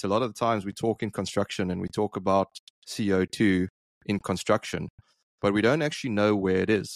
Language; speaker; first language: English; native; English